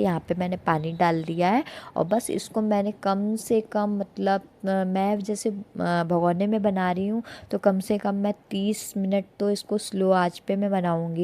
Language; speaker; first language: Hindi; native; Hindi